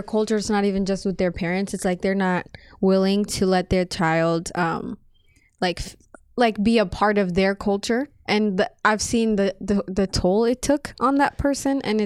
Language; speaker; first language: English; non-native, fluent; Amharic